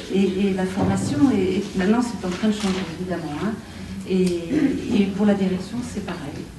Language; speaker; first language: French; native; French